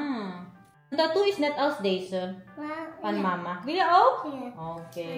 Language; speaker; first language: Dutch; non-native, learner; Filipino